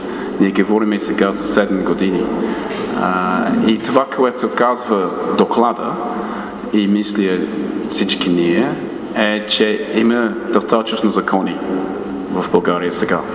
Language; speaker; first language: Bulgarian; non-native, fluent; English